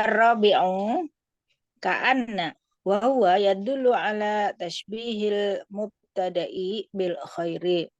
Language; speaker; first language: Arabic; non-native, learner; Indonesian